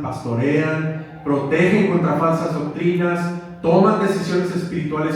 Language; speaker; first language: Spanish; native; Spanish